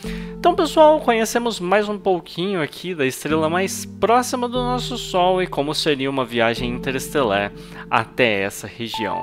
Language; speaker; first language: Portuguese; native; Portuguese